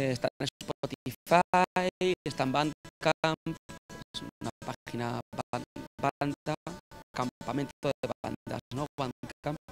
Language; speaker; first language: Spanish; native; Spanish